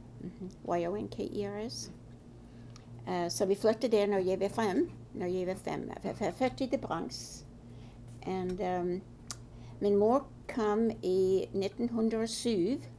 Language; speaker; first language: Norwegian; early bilingual, heritage; Norwegian